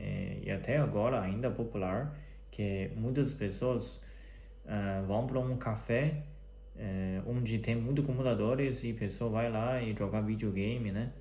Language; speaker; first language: Portuguese; non-native, fluent; Chinese